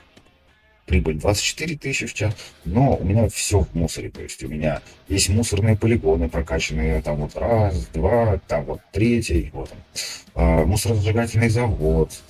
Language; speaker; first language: Russian; native; Russian